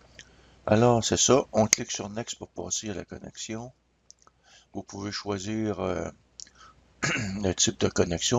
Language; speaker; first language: French; native; French